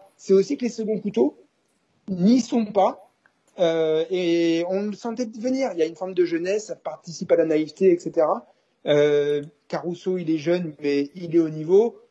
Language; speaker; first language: French; native; French